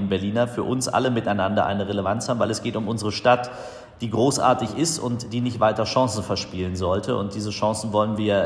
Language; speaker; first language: German; native; German